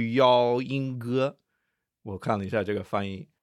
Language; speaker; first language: Chinese; native; Chinese